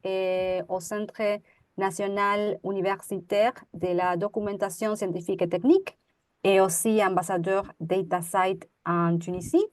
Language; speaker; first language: French; non-native, fluent; Spanish